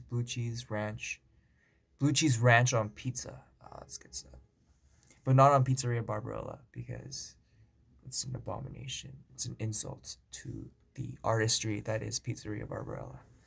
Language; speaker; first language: English; early bilingual, other home language; Korean